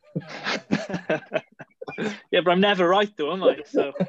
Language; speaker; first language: English; native; English